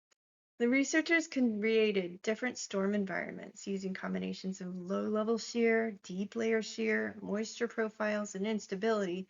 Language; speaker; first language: English; native; English